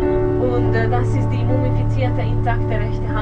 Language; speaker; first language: German; non-native, fluent; Hungarian